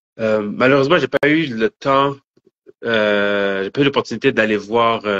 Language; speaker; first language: French; native; French